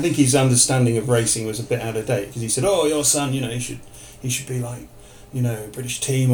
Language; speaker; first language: English; native; English